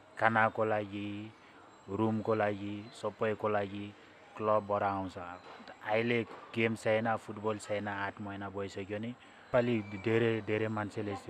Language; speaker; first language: Nepali; non-native, learner; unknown